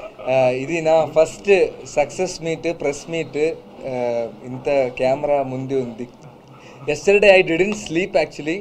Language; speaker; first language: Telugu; non-native, learner; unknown